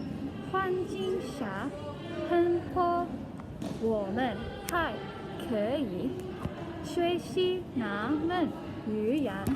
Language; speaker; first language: Chinese; non-native, learner; Indonesian